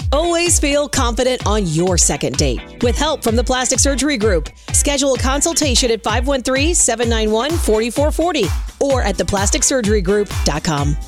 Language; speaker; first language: English; native; English